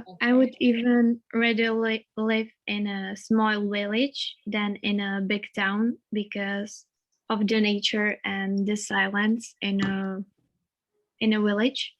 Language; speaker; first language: English; non-native, learner; Czech